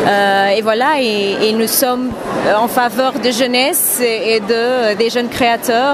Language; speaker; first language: French; non-native, fluent; Portuguese